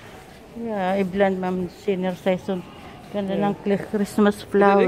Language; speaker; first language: Swedish; non-native, learner; Filipino